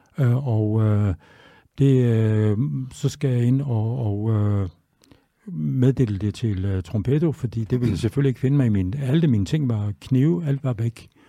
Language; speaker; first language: Danish; native; Danish